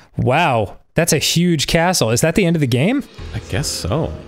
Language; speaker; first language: English; native; English